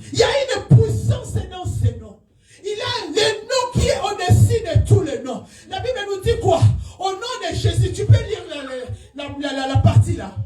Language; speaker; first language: French; non-native, local second language; Lingala